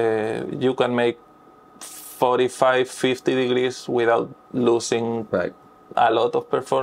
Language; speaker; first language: English; non-native, fluent; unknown